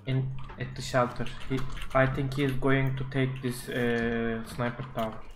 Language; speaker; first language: English; non-native, learner; Turkish